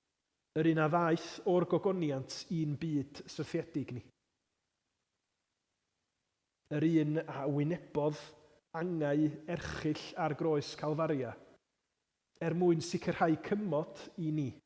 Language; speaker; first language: Welsh; native; Welsh